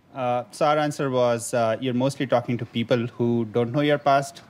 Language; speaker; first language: English; native; English